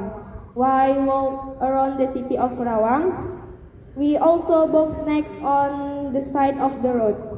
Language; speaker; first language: English; non-native, learner; Indonesian